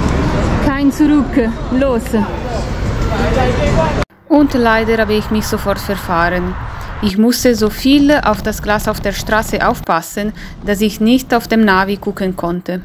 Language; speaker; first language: German; non-native, fluent; Italian